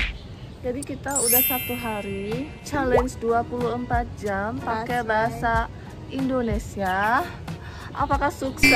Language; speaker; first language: Indonesian; non-native, fluent; Korean